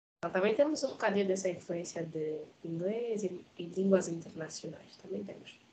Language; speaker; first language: Portuguese; native; Portuguese